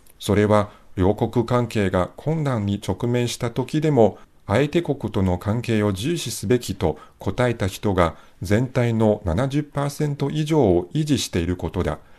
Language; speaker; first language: Japanese; non-native, fluent; Chinese